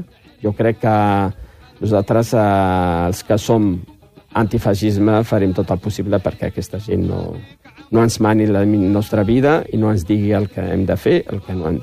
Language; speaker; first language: Catalan; non-native, fluent; Riffian